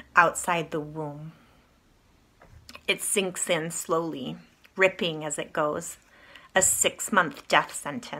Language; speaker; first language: English; native; English